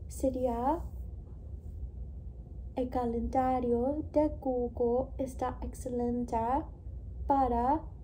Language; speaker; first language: Spanish; non-native, learner; English